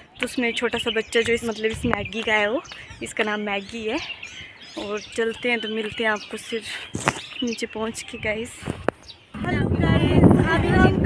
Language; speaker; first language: Hindi; native; Hindi